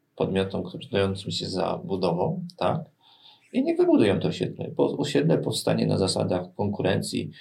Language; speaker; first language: Polish; native; Polish